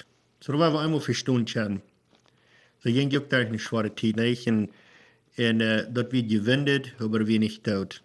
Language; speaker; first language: German; non-native, learner; Plautdietsch